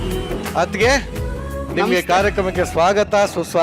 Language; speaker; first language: Kannada; native; Kannada